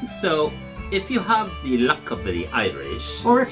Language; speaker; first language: English; native; English